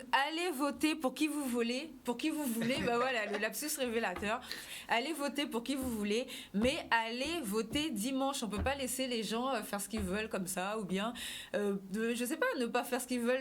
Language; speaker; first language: French; native; French